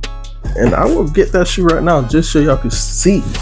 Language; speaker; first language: English; native; English